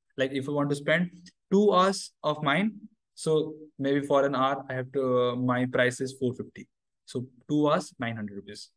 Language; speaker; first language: English; non-native, local second language; Odia